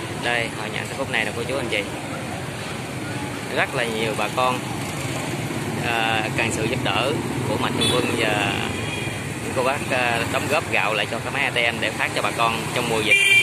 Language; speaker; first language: Vietnamese; native; Vietnamese